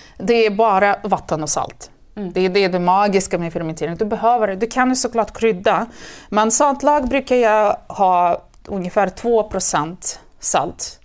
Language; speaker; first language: Swedish; non-native, fluent; Russian